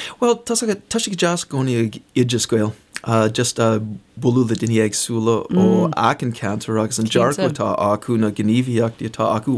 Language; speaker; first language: Irish; non-native, fluent; English